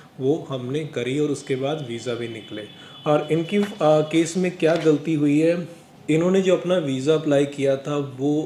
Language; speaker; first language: Hindi; non-native, local second language; Punjabi